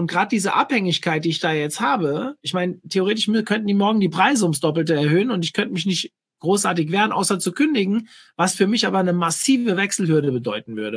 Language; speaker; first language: German; native; German